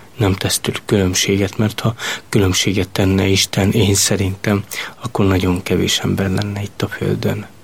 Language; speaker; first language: Hungarian; non-native, local second language; Romany